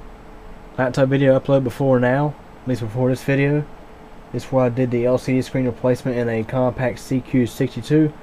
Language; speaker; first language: English; native; English